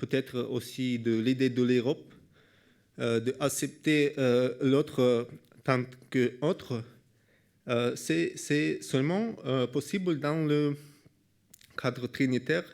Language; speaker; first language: French; non-native, learner; Russian